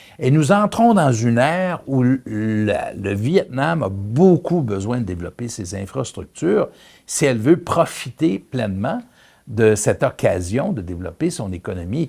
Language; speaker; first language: French; native; French